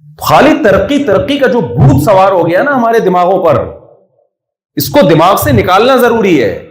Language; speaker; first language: Urdu; native; Urdu